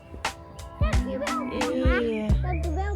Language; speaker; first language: Dutch; early bilingual, other home language; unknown